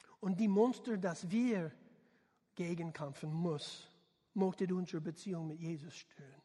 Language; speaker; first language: German; non-native, learner; English